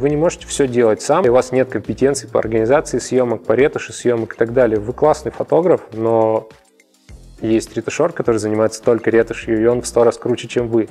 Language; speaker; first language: Russian; native; Russian